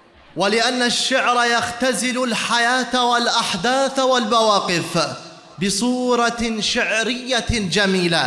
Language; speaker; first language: Arabic; native; Arabic